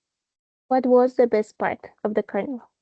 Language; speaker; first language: English; non-native, fluent; Spanish